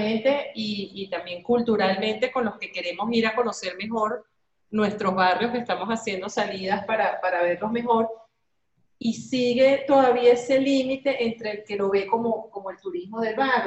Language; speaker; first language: Spanish; native; Spanish